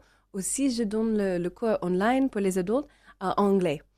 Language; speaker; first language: French; non-native, learner; English